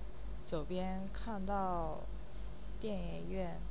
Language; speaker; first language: Chinese; non-native, learner; Japanese